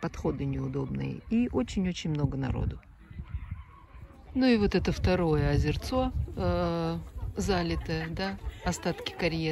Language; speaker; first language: Russian; native; Russian